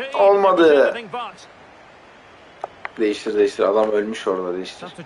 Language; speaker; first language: Turkish; native; Turkish